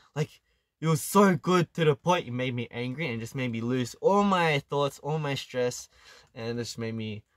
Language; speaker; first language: English; early bilingual, other home language; Korean